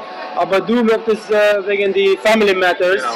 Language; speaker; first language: German; non-native, learner; English